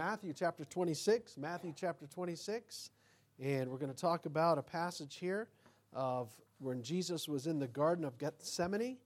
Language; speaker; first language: English; native; English